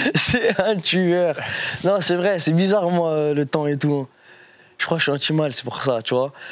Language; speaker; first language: French; native; French